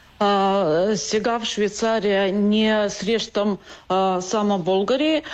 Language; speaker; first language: Bulgarian; non-native, learner; Ukrainian